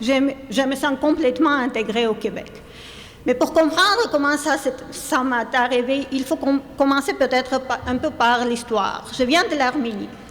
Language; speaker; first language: French; non-native, fluent; Armenian